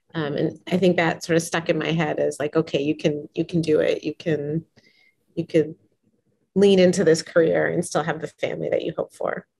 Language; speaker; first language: English; native; English